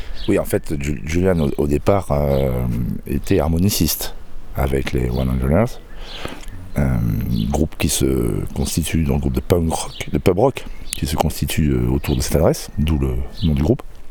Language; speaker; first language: French; native; French